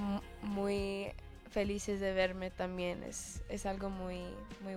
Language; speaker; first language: Spanish; early bilingual, heritage; Spanish